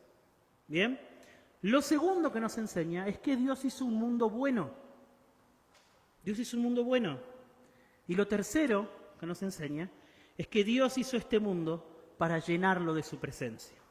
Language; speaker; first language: Spanish; native; Spanish